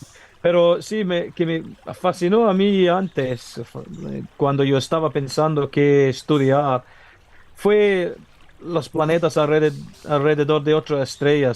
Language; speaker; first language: Spanish; non-native, learner; English